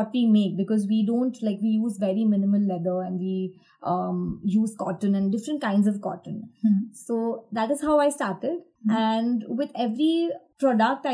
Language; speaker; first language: English; non-native, local second language; Gujarati